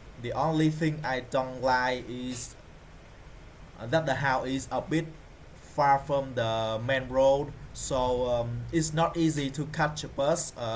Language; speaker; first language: English; non-native, learner; Vietnamese